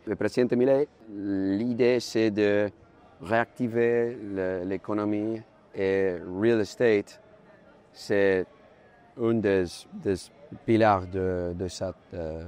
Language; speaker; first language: French; non-native, learner; Spanish